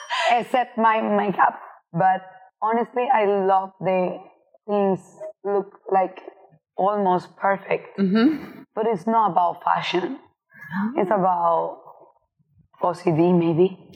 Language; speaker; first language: English; non-native, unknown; Spanish